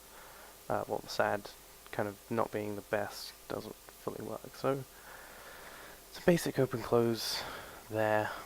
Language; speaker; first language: English; native; English